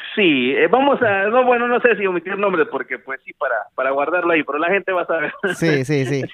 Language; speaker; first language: Spanish; native; Spanish